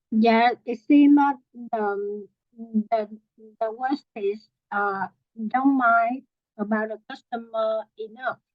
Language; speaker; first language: English; non-native, learner; Vietnamese